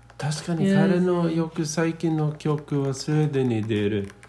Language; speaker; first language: Japanese; non-native, fluent; Swedish